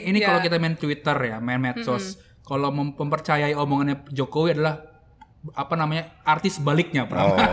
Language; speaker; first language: Indonesian; native; Indonesian